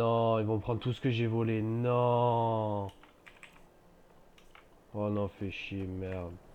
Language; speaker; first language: French; native; French